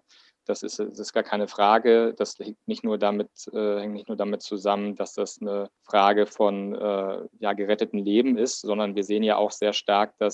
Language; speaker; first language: German; native; German